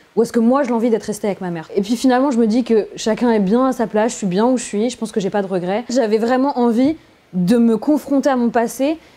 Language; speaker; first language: French; native; French